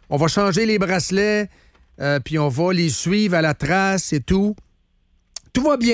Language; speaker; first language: French; native; French